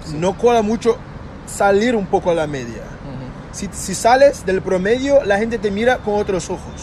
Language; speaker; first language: Spanish; non-native, fluent; Portuguese